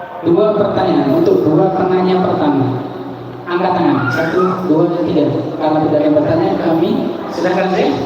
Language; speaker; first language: Malay; native; Malay